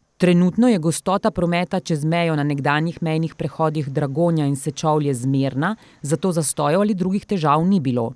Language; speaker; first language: Slovenian; native; Slovenian